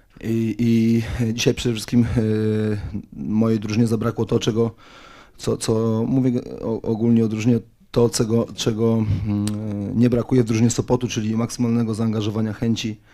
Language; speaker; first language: Polish; native; Polish